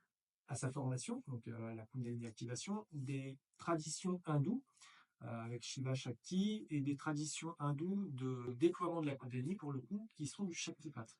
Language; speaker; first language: French; native; French